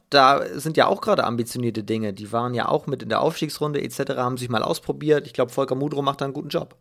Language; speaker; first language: German; native; German